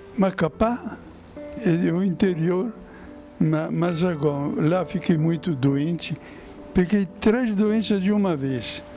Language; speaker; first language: Portuguese; non-native, fluent; Italian